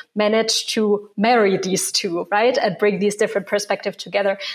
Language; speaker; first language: English; non-native, fluent; German